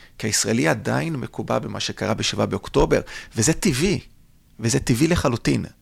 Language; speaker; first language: Hebrew; non-native, fluent; Portuguese